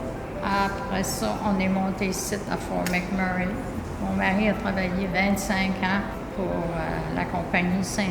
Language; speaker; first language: French; native; French